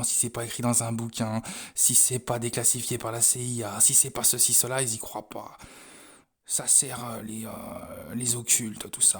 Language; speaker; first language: French; native; French